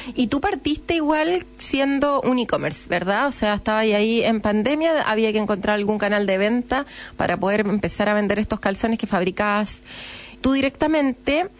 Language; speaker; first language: Spanish; native; Spanish